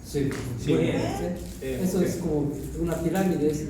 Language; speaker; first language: Spanish; non-native, learner; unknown